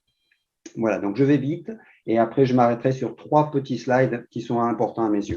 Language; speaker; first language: French; native; French